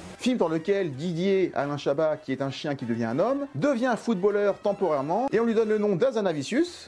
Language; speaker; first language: French; native; French